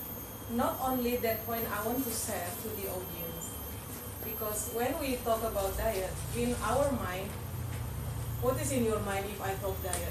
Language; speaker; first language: English; non-native, learner; Indonesian